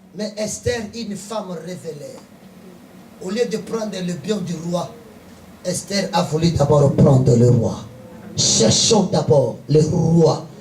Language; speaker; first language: French; non-native, local second language; Lingala